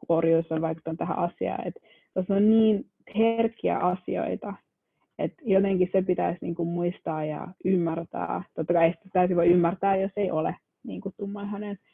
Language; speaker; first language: Finnish; early bilingual, other home language; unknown